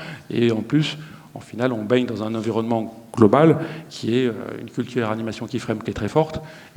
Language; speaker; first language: French; native; French